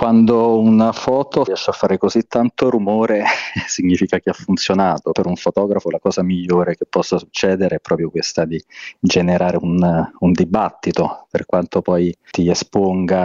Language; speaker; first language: Italian; native; Italian